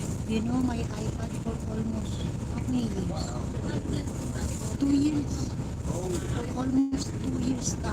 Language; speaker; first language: English; non-native, local second language; Filipino